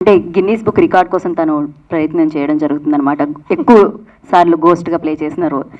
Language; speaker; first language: Telugu; native; Telugu